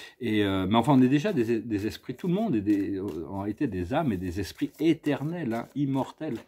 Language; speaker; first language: French; native; French